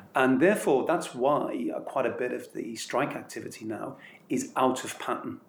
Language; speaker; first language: English; native; English